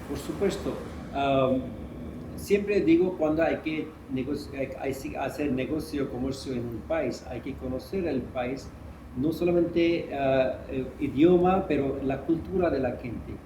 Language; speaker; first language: Spanish; non-native, fluent; Hindi